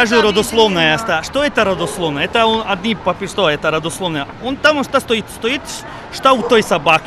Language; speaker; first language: Russian; non-native, learner; Serbian